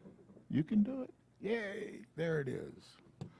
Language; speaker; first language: English; native; English